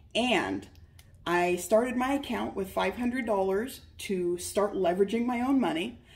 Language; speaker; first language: English; native; English